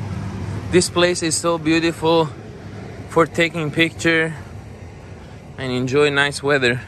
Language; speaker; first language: English; non-native, fluent; Persian